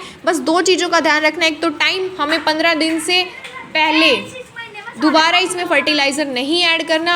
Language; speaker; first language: Hindi; native; Hindi